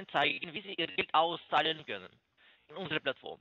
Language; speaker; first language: German; non-native, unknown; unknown